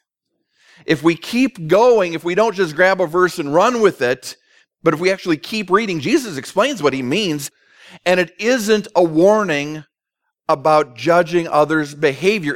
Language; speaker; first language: English; native; English